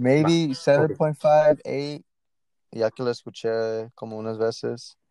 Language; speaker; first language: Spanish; early bilingual, heritage; Spanish